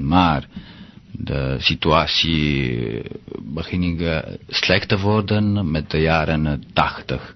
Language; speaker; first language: Dutch; non-native, learner; Romanian